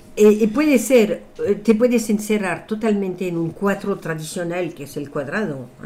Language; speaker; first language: Spanish; non-native, fluent; French